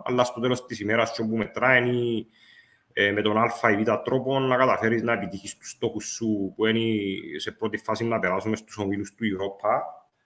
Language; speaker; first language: Greek; native; Greek